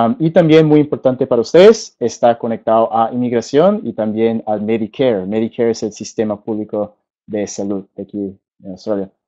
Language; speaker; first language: Spanish; early bilingual, heritage; Spanish